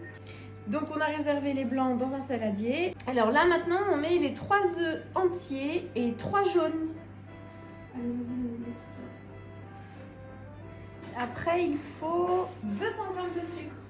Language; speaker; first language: French; native; French